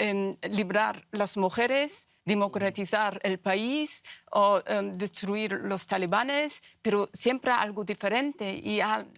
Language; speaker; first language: Spanish; non-native, fluent; Persian